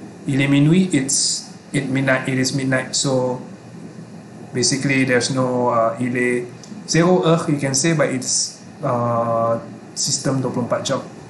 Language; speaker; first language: English; non-native, local second language; Malay